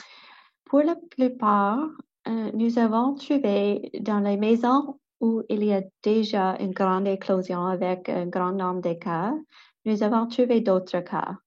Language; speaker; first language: French; non-native, local second language; English